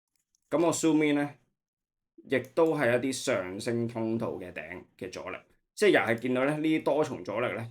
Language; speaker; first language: Cantonese; native; Cantonese